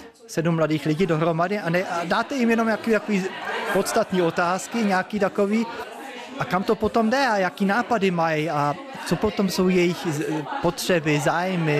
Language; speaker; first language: Czech; early bilingual, heritage; Czech